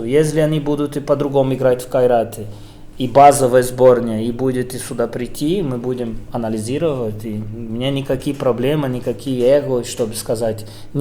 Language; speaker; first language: Russian; non-native, fluent; Portuguese